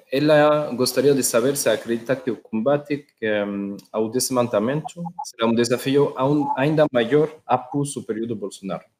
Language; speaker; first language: Portuguese; non-native, learner; Spanish